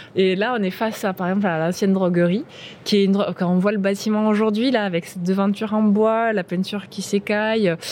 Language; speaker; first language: French; native; French